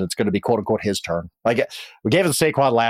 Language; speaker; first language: English; native; English